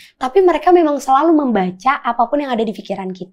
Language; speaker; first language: Indonesian; native; Indonesian